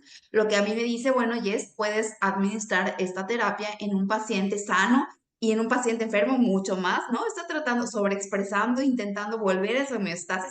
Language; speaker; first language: Spanish; native; Spanish